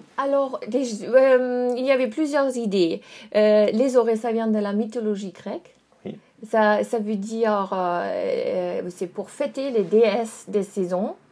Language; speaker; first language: French; non-native, fluent; German